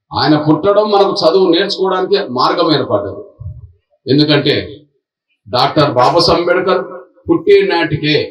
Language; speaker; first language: Telugu; native; Telugu